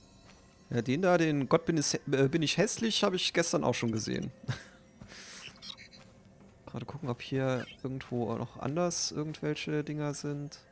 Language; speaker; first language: German; native; German